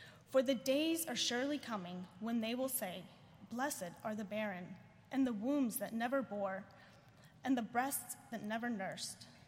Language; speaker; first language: English; non-native, fluent; Ukrainian